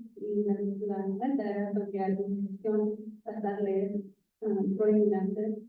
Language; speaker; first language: Spanish; early bilingual, other home language; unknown